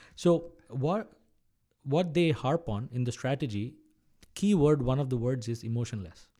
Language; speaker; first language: English; non-native, local second language; Malayalam